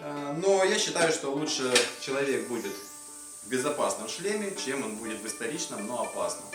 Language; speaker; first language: Russian; native; Russian